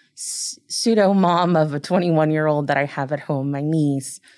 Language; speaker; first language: English; early bilingual, other home language; Spanish